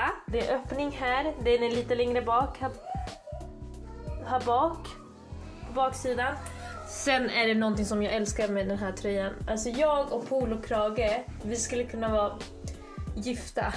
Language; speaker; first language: Swedish; native; Swedish